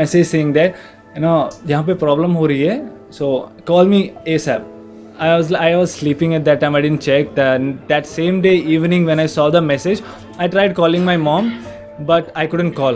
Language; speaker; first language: English; non-native, local second language; Kashmiri